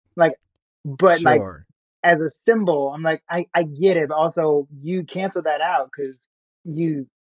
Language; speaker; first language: English; native; English